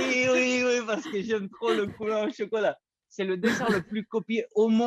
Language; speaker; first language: French; non-native, fluent; Spanish